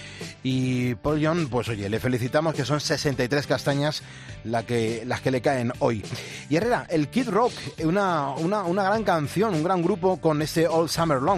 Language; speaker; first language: Spanish; native; Spanish